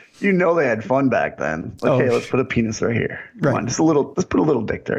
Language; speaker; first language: English; native; English